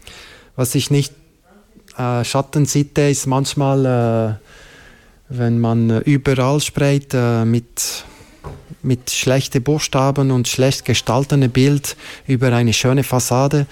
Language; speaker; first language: German; non-native, local second language; French